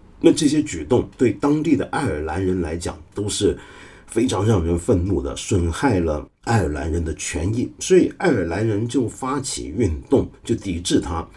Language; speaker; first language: Chinese; non-native, local second language; Cantonese